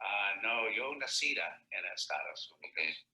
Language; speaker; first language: Spanish; non-native, learner; English